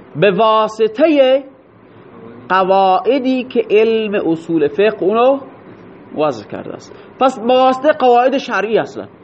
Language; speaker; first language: Persian; non-native, local second language; Baluchi